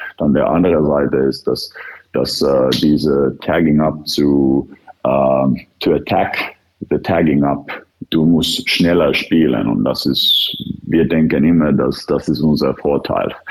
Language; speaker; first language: German; non-native, fluent; Finnish